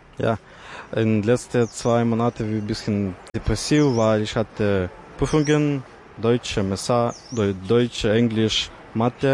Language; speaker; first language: German; non-native, fluent; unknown